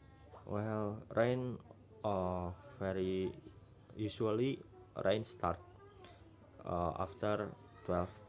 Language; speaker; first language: English; non-native, learner; Indonesian